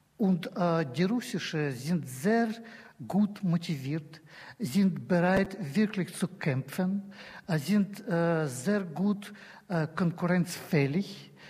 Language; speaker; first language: German; non-native, fluent; Russian